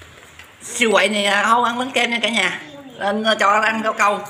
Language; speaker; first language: Vietnamese; native; Vietnamese